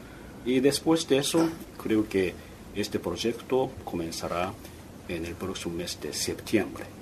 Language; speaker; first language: Spanish; non-native, fluent; Japanese